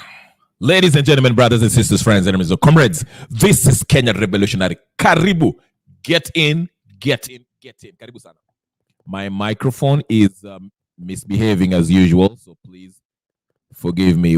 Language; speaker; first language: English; non-native, local second language; Swahili